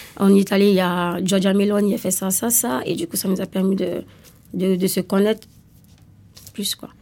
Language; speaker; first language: French; non-native, fluent; Italian